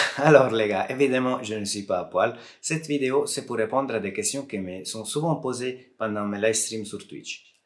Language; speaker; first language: French; non-native, fluent; Italian